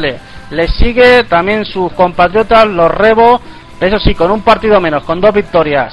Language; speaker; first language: Spanish; native; Spanish